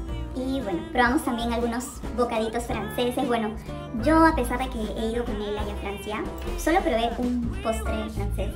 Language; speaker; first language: Spanish; native; Spanish